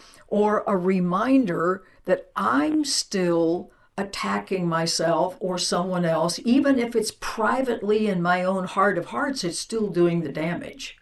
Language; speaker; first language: English; native; English